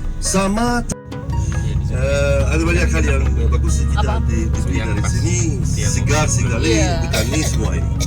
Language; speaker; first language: Indonesian; non-native, learner; Arabic